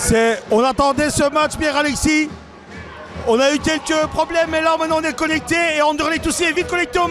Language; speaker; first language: French; native; French